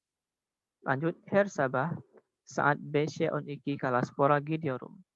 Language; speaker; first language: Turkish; non-native, learner; Indonesian